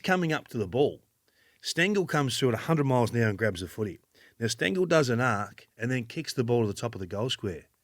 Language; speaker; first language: English; native; English